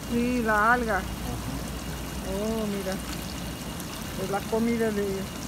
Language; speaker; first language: Spanish; non-native, learner; Portuguese